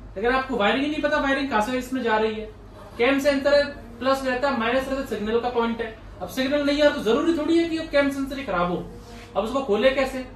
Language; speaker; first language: Hindi; native; Hindi